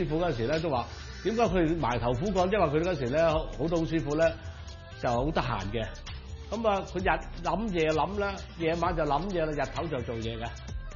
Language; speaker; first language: Cantonese; native; Cantonese